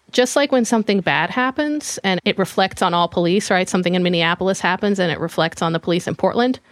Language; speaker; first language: English; non-native, fluent; Hebrew